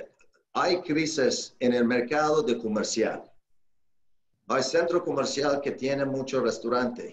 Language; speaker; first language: Spanish; non-native, learner; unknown